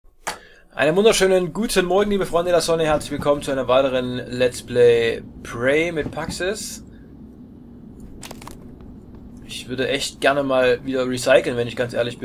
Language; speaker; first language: German; native; German